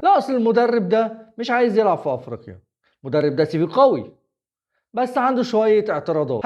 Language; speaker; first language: Arabic; native; Arabic